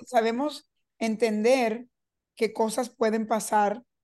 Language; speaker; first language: Spanish; early bilingual, heritage; Spanish